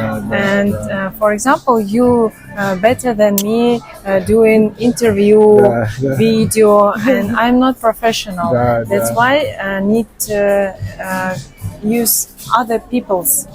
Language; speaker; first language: English; non-native, learner; Russian